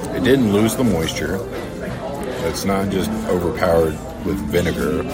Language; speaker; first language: English; native; English